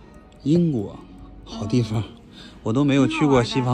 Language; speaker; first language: Chinese; native; Chinese